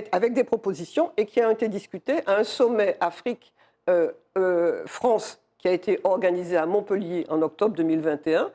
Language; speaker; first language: French; native; French